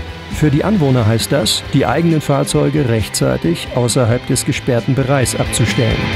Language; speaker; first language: German; native; German